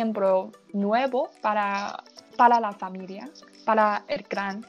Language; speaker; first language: Spanish; non-native, learner; Chinese